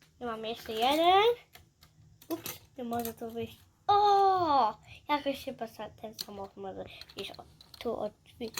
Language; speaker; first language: Polish; early bilingual, heritage; Polish